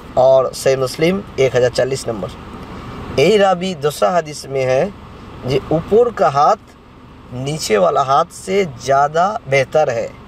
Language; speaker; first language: Hindi; non-native, local second language; Bangla